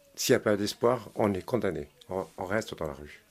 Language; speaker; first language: French; native; French